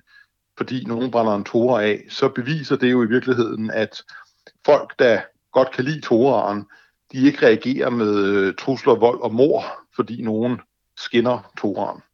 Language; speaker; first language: Danish; native; Danish